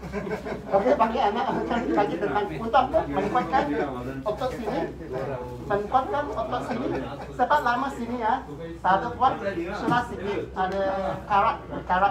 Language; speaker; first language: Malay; non-native, local second language; Cantonese